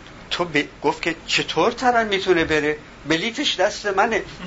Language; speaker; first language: Persian; native; Persian